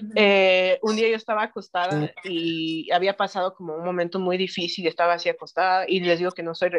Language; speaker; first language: Spanish; early bilingual, heritage; Spanish